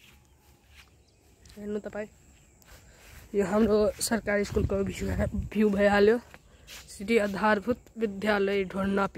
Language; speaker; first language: Nepali; non-native, local second language; Maithili